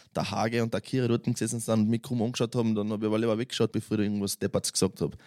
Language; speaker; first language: German; native; German